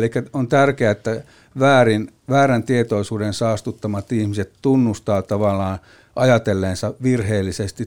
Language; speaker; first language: Finnish; native; Finnish